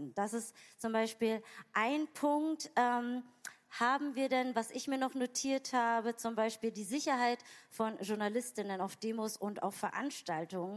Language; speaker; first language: German; native; German